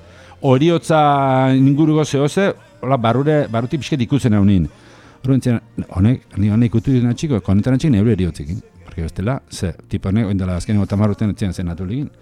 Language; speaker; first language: Basque; native; Basque